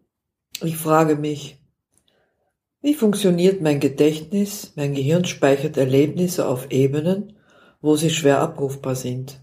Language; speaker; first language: German; non-native, fluent; Dutch